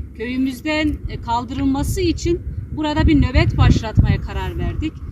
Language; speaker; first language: Turkish; native; Turkish